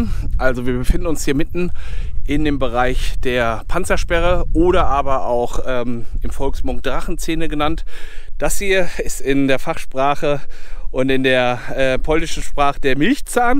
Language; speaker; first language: German; native; German